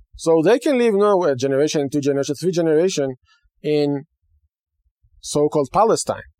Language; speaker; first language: English; non-native, fluent; Hebrew